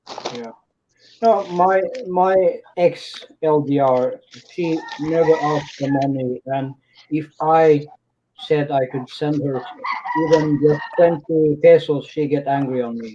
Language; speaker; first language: English; non-native, fluent; Norwegian